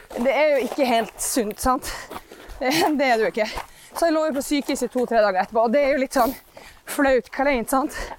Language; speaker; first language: Norwegian; native; Norwegian